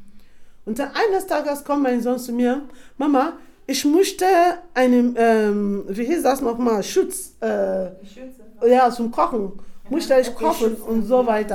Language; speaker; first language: German; non-native, fluent; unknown